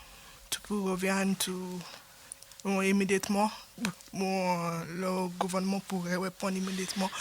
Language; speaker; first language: French; non-native, learner; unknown